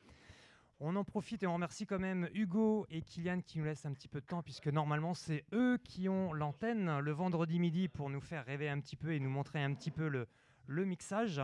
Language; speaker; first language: French; native; French